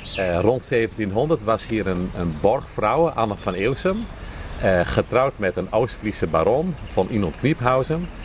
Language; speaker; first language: Dutch; native; Dutch